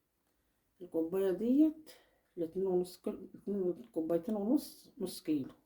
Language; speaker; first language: Arabic; native; Arabic